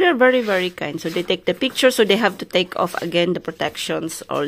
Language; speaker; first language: English; non-native, local second language; Filipino